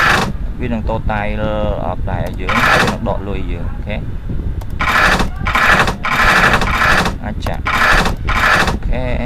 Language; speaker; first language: English; non-native, learner; Khmer